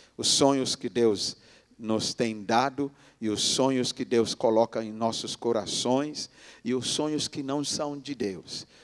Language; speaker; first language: Portuguese; non-native, fluent; English